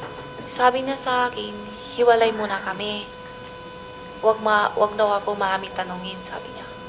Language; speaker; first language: Filipino; non-native, learner; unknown